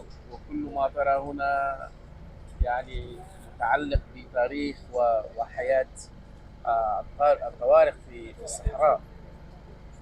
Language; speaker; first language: Arabic; non-native, fluent; Tamasheq